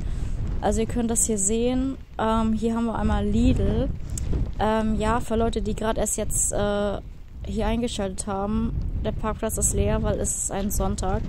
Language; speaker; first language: German; native; German